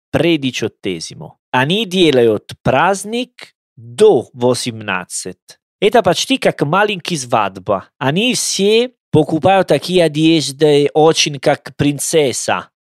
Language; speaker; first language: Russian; non-native, learner; Italian